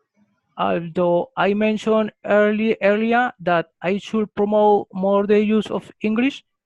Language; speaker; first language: English; non-native, learner; Spanish